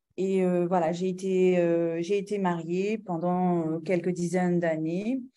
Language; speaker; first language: French; non-native, local second language; Arabic